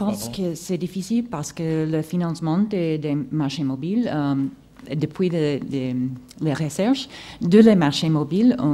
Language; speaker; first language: French; non-native, fluent; English